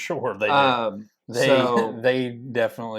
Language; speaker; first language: English; native; English